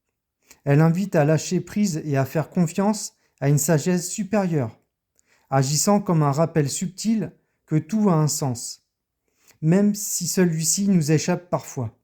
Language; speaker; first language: French; native; French